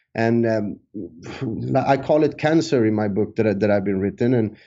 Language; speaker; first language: English; early bilingual, other home language; Spanish